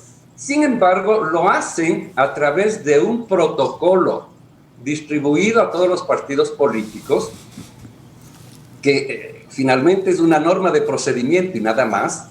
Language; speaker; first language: Spanish; native; Spanish